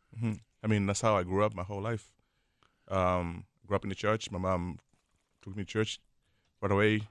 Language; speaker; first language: English; non-native, local second language; Swahili